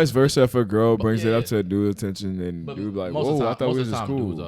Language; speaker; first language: English; native; English